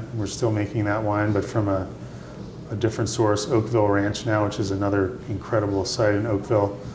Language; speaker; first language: English; native; English